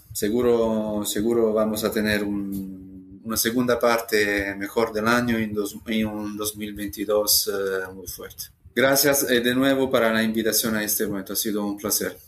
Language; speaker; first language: Spanish; non-native, fluent; Italian